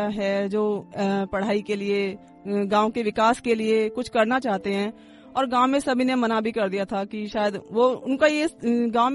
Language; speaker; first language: Hindi; native; Hindi